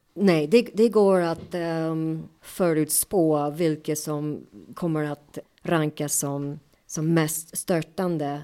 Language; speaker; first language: Swedish; non-native, fluent; English